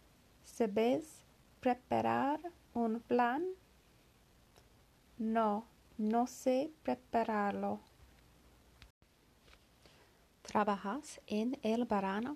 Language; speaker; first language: Spanish; non-native, learner; English